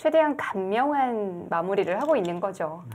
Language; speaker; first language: Korean; native; Korean